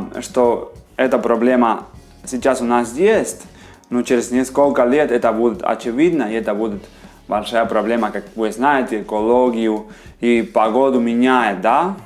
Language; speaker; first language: Russian; non-native, fluent; Spanish